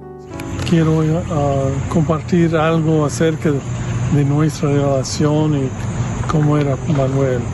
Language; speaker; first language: Spanish; non-native, fluent; English